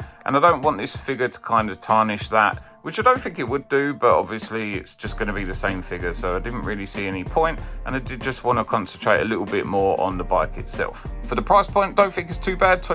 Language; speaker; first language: English; native; English